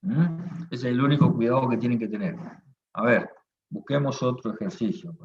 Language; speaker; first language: Spanish; native; Spanish